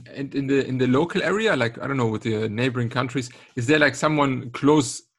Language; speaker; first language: English; non-native, fluent; German